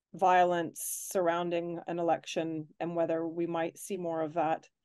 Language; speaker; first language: English; native; English